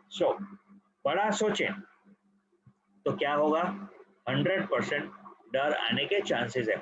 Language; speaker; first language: Hindi; native; Hindi